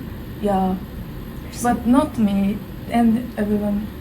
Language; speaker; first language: English; non-native, learner; Japanese